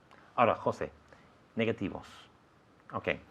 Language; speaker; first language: Spanish; non-native, fluent; English